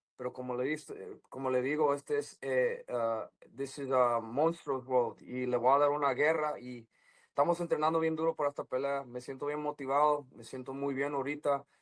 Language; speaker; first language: Spanish; early bilingual, other home language; English